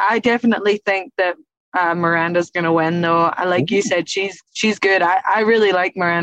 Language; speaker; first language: English; native; English